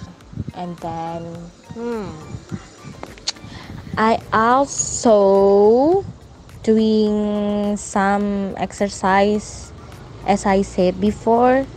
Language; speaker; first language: English; non-native, learner; Indonesian